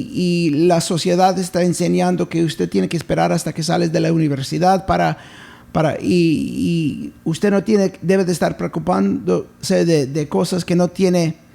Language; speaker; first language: Spanish; early bilingual, heritage; English